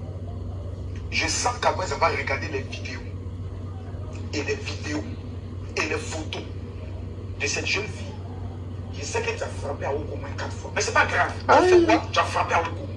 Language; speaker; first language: French; native; French